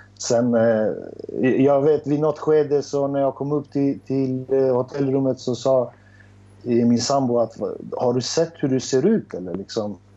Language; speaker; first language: Swedish; early bilingual, other home language; Albanian